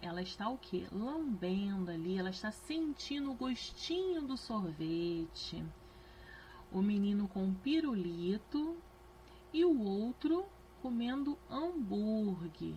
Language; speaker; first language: Portuguese; native; Portuguese